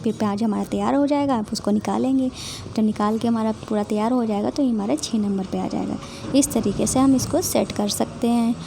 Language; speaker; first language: Hindi; native; Hindi